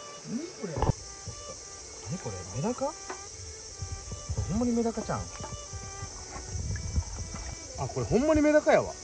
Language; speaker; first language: Japanese; native; Japanese